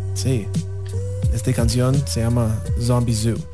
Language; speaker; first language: Spanish; non-native, learner; English